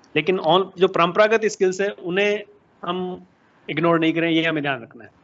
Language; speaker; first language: Hindi; native; Hindi